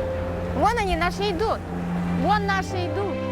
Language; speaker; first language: Russian; native; Russian